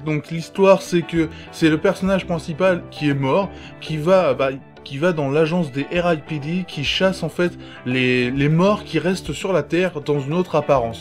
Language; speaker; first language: French; native; French